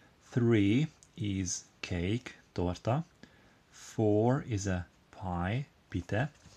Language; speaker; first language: English; non-native, fluent; Hungarian